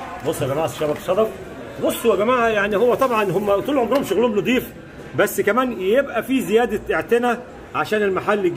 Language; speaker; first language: Arabic; native; Arabic